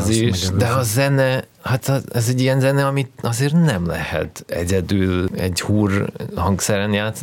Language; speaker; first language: Hungarian; early bilingual, heritage; Hungarian